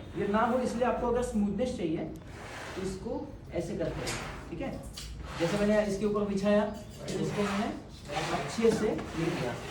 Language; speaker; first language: Hindi; non-native, local second language; Marathi